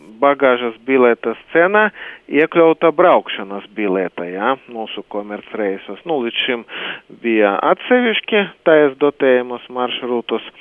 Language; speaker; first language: Latvian; non-native, local second language; Russian